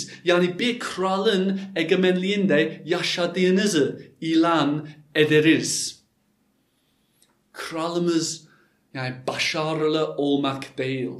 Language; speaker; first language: Turkish; non-native, fluent; English